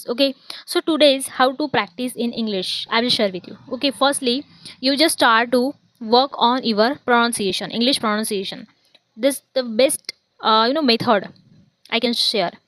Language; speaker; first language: English; non-native, learner; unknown